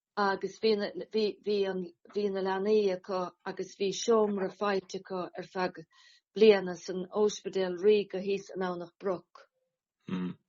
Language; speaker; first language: Irish; native; Irish